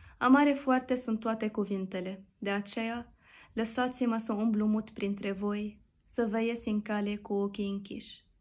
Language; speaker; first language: Romanian; non-native, learner; Arabic